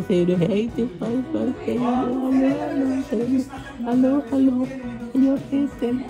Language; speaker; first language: Swedish; non-native, learner; Cebuano